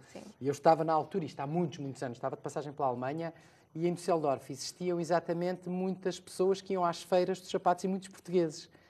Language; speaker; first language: Portuguese; native; Portuguese